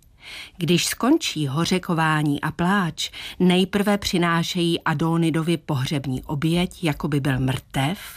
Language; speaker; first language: Czech; native; Czech